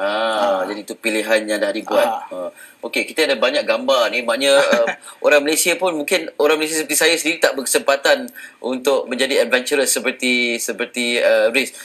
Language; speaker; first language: Malay; native; Malay